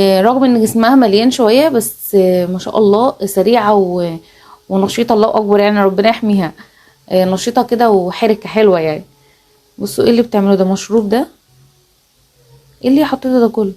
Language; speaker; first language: Arabic; native; Arabic